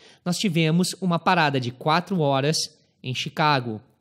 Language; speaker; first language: Portuguese; native; Portuguese